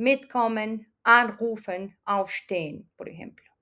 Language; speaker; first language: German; non-native, fluent; Spanish